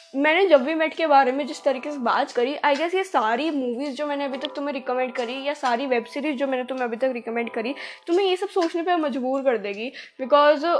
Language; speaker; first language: Hindi; native; Hindi